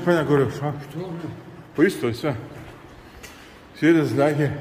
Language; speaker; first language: German; early bilingual, other home language; Bosnian